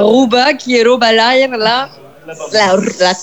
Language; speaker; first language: Spanish; non-native, learner; French